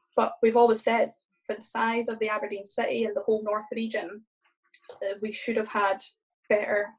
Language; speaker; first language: English; native; English